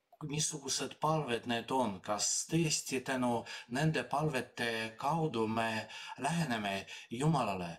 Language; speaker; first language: Estonian; non-native, fluent; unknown